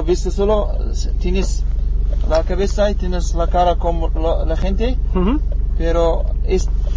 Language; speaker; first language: Spanish; non-native, learner; Arabic